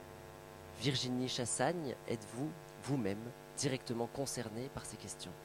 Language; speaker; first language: French; native; French